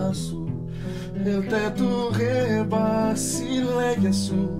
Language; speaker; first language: Portuguese; native; Portuguese